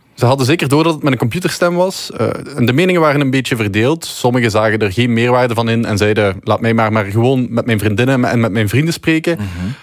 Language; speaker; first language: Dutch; native; Dutch